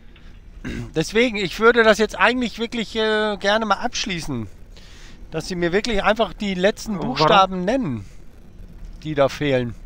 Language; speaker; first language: German; native; German